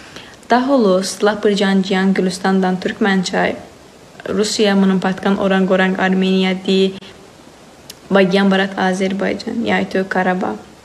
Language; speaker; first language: Indonesian; non-native, fluent; Azerbaijani